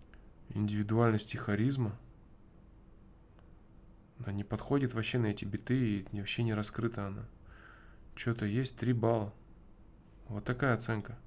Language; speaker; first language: Russian; native; Russian